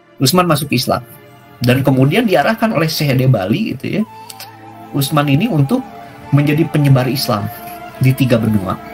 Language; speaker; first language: Indonesian; non-native, local second language; Sundanese